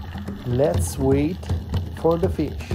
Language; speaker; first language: English; non-native, local second language; Filipino